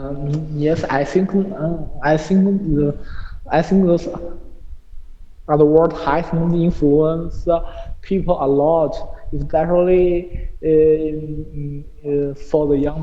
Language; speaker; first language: English; non-native, learner; Chinese